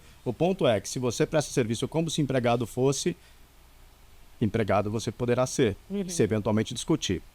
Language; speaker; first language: Portuguese; native; Portuguese